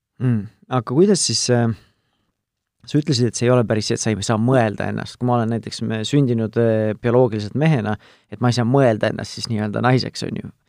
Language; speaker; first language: Estonian; native; Estonian